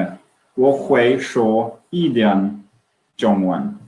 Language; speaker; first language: Chinese; non-native, learner; English